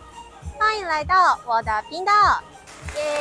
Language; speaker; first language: Chinese; non-native, learner; Japanese